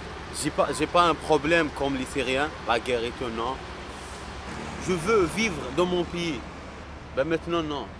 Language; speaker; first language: French; non-native, local second language; Arabic